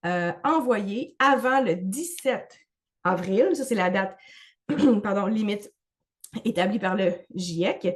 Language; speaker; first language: French; native; French